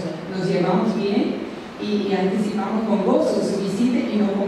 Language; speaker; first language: Spanish; native; Spanish